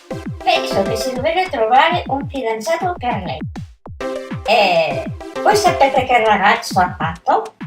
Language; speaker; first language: Italian; non-native, learner; Catalan